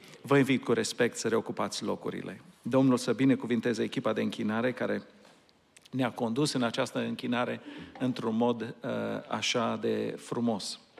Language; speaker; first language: Romanian; native; Romanian